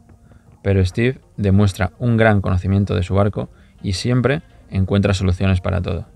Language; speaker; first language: Spanish; native; Spanish